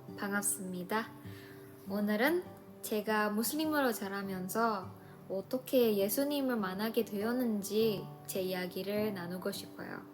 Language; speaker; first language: Korean; non-native, fluent; Indonesian